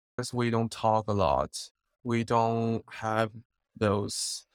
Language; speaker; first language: English; non-native, fluent; Chinese